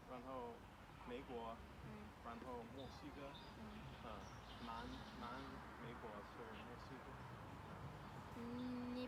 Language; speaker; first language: Chinese; non-native, learner; English